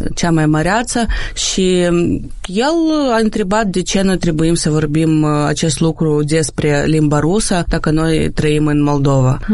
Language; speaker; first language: Romanian; non-native, local second language; Russian